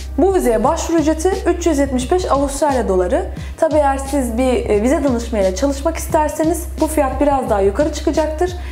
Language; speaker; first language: Turkish; native; Turkish